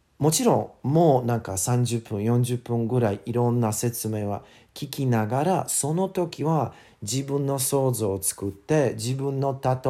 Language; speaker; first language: Japanese; non-native, learner; English